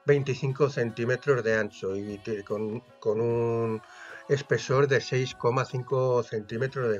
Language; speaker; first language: Spanish; native; Spanish